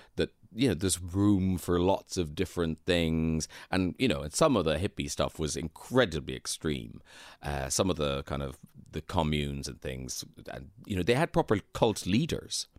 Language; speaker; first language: English; native; English